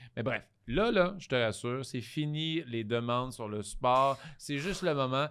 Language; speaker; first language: French; native; French